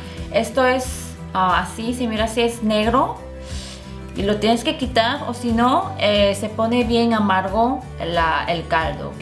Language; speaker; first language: Spanish; non-native, fluent; Korean